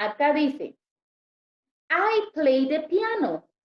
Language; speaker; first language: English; non-native, learner; Spanish